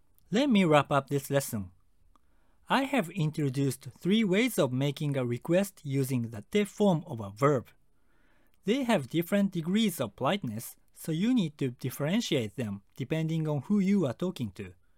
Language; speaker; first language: English; non-native, fluent; Japanese